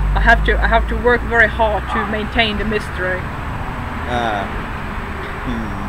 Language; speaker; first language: English; non-native, fluent; Estonian